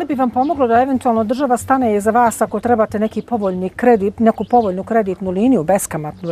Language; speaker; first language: Croatian; native; Croatian